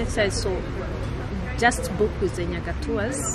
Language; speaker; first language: English; non-native, local second language; Kinyarwanda